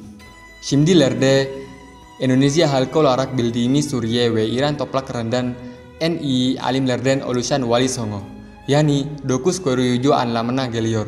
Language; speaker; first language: Turkish; non-native, learner; Indonesian